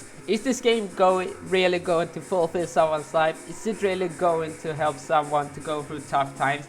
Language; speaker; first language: English; non-native, fluent; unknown